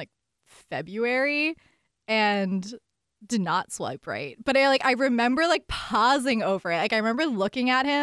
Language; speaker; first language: English; native; English